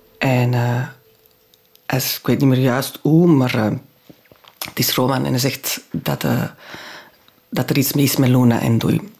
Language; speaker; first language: Dutch; non-native, local second language; French